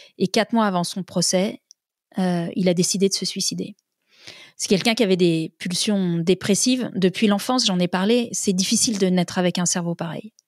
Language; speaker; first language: French; native; French